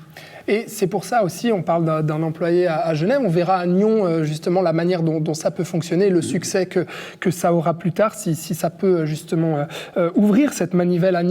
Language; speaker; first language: French; native; French